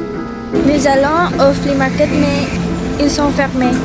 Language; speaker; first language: French; non-native, learner; Indonesian